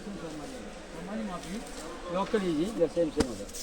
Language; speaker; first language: Arabic; non-native, learner; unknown